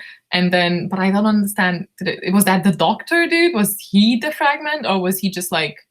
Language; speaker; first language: English; non-native, fluent; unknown